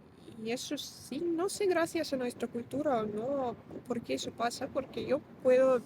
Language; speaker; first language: Spanish; non-native, fluent; Russian